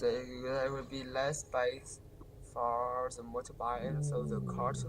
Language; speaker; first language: English; non-native, learner; Vietnamese